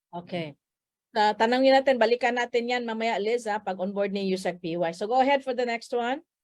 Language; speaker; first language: Filipino; non-native, local second language; Cebuano